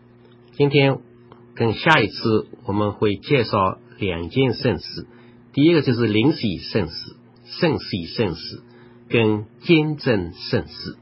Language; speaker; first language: Chinese; native; Chinese